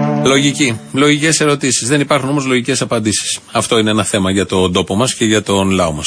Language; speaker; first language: Greek; native; Greek